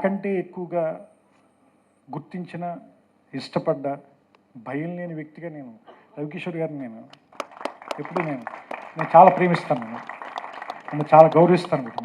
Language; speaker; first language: Telugu; native; Telugu